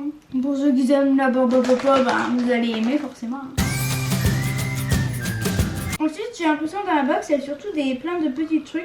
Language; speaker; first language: French; native; French